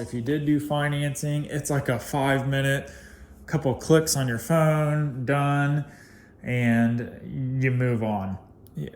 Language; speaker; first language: English; native; English